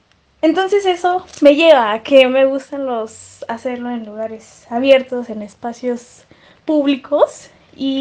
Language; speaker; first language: Spanish; native; Spanish